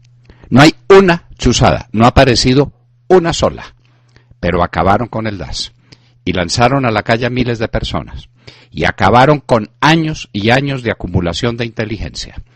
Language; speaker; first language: Spanish; native; Spanish